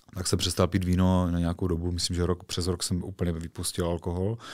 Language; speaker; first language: Czech; native; Czech